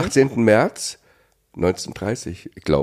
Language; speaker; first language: German; native; German